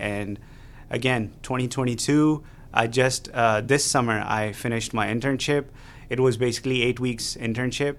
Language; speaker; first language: English; non-native, local second language; Urdu